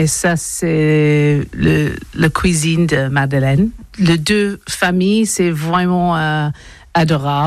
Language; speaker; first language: French; non-native, learner; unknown